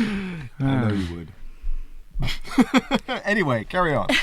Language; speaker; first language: English; native; English